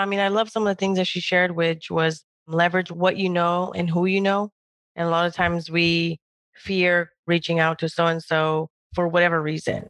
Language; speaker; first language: English; early bilingual, other home language; Spanish